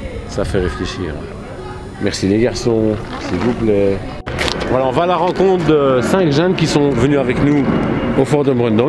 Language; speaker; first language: French; native; French